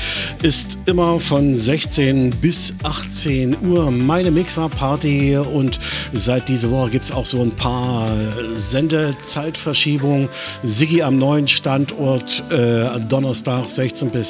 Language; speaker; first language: German; native; German